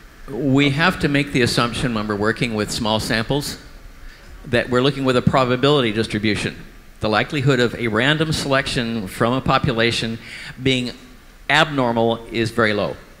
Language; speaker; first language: English; native; English